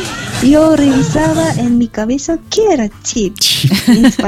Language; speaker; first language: Spanish; non-native, fluent; Japanese